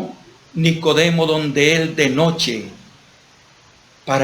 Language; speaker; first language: Spanish; native; Spanish